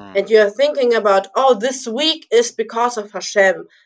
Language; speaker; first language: English; early bilingual, other home language; Russian